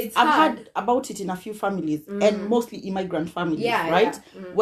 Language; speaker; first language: English; non-native, local second language; Kikuyu